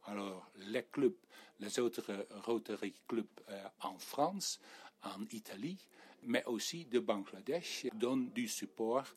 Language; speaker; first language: French; non-native, fluent; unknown